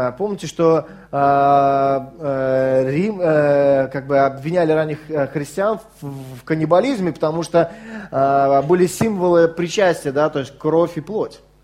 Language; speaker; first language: Russian; native; Russian